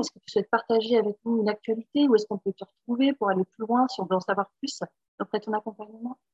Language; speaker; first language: French; native; French